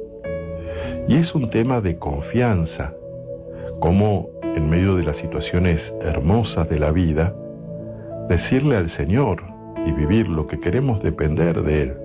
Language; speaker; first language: Spanish; native; Spanish